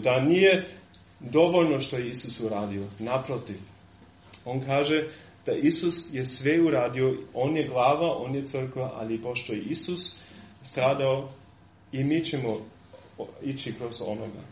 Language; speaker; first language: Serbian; non-native, fluent; German